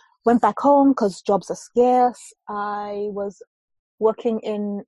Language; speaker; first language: English; native; English